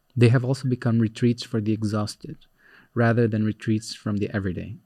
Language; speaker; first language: English; non-native, fluent; Portuguese